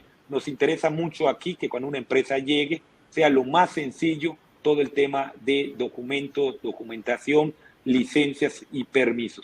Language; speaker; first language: Spanish; native; Spanish